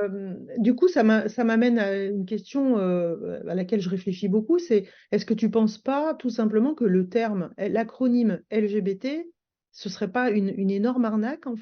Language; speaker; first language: French; native; French